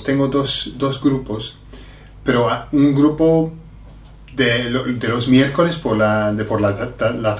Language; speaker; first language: Spanish; non-native, fluent; English